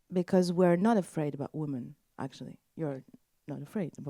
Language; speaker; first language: English; non-native, learner; French